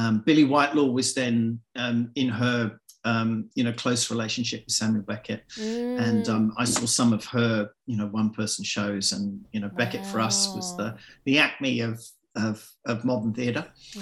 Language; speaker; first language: English; native; English